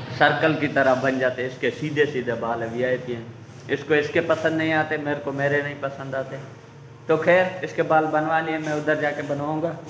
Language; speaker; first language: Urdu; non-native, local second language; Punjabi